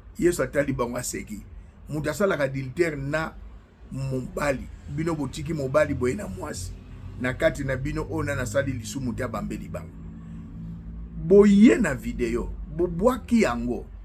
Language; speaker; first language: Lingala; non-native, local second language; Luba-Lulua